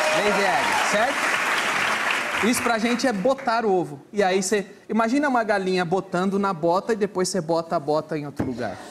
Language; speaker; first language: Portuguese; native; Portuguese